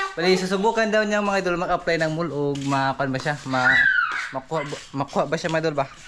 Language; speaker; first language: Filipino; non-native, local second language; Cebuano